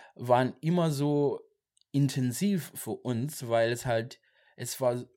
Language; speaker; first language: German; non-native, learner; Xhosa